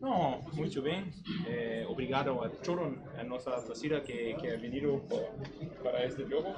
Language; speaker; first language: Portuguese; non-native, learner; Spanish